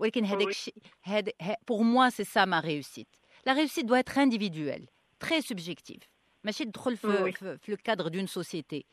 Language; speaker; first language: French; non-native, local second language; Arabic